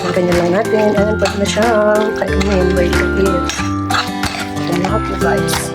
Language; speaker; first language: Filipino; non-native, local second language; Iloko